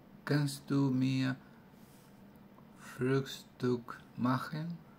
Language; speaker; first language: German; non-native, learner; Spanish